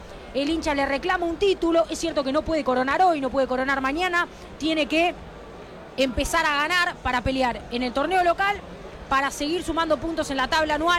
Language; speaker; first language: Spanish; native; Spanish